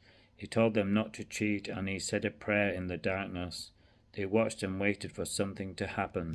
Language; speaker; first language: English; native; English